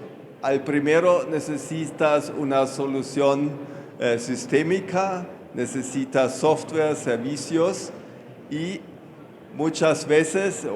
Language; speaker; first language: Spanish; non-native, fluent; German